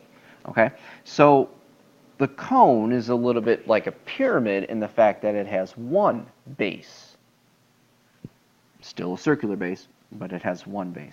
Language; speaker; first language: English; native; English